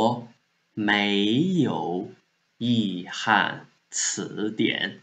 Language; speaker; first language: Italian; non-native, fluent; Chinese